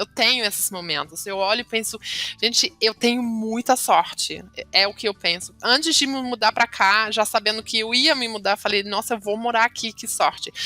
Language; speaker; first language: Portuguese; non-native, fluent; German